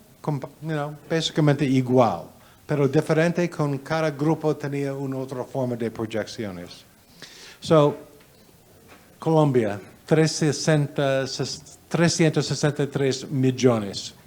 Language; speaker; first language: Spanish; non-native, learner; English